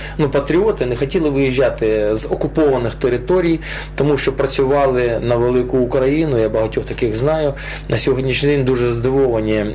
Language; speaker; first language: Ukrainian; non-native, local second language; Russian